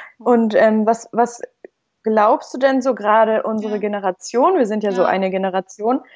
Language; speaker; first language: German; native; German